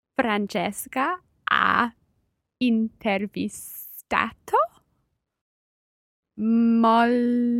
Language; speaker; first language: Italian; non-native, learner; English